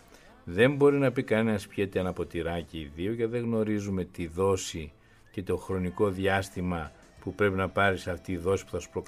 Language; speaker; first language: Greek; native; Greek